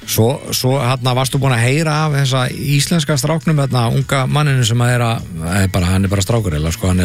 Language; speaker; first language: Icelandic; native; Icelandic